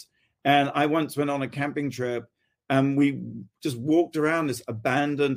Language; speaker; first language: English; native; English